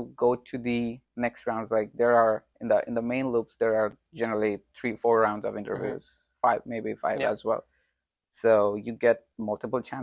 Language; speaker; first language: English; non-native, local second language; Bangla